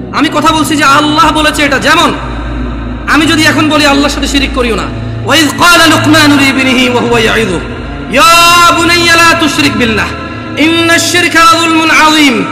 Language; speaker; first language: Bangla; early bilingual, heritage; Bangla